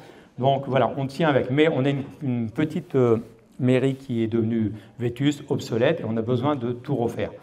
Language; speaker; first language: French; native; French